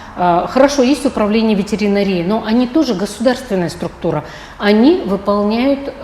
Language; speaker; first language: Russian; non-native, local second language; Kazakh